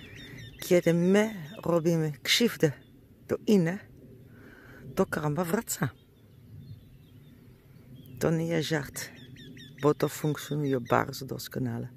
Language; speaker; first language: Polish; non-native, learner; Dutch